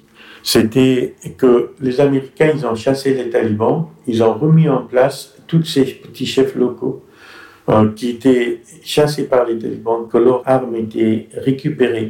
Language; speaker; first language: French; non-native, fluent; Persian